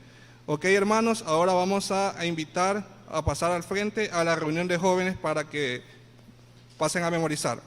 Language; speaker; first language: Spanish; native; Spanish